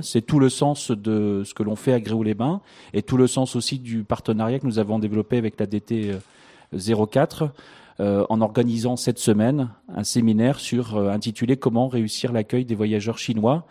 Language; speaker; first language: French; native; French